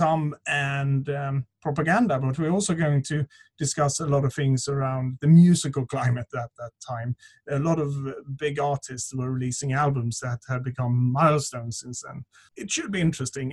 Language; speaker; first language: English; non-native, fluent; Swedish